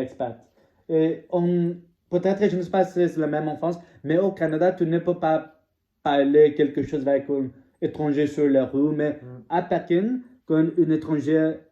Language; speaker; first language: French; non-native, learner; English